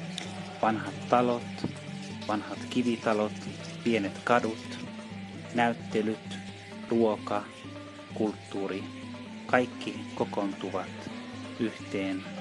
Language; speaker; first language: Finnish; non-native, fluent; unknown